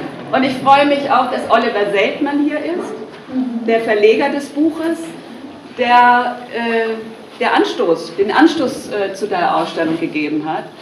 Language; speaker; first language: German; native; German